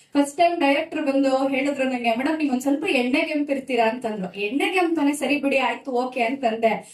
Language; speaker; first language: Kannada; native; Kannada